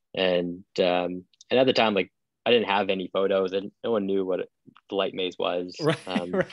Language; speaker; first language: English; native; English